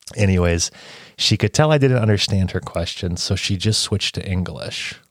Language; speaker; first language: English; early bilingual, other home language; Romanian